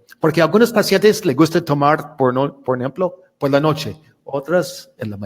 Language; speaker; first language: Spanish; non-native, learner; English